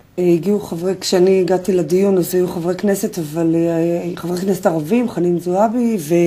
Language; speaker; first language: Hebrew; native; Hebrew